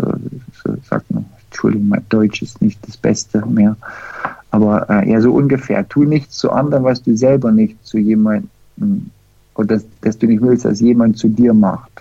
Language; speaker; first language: German; early bilingual, heritage; German